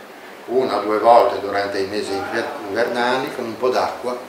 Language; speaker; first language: Italian; native; Italian